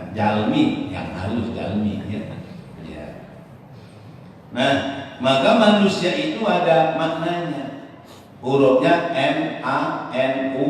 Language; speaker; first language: Indonesian; non-native, local second language; Javanese